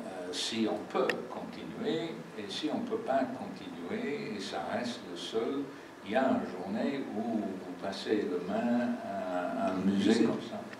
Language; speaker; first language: French; non-native, fluent; English